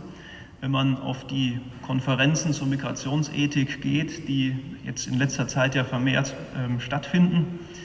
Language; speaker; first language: German; native; German